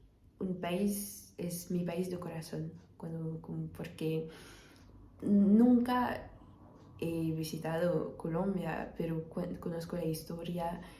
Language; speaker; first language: Spanish; non-native, fluent; French